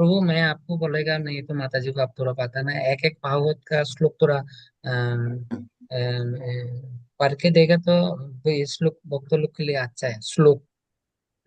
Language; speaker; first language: Hindi; non-native, learner; Bangla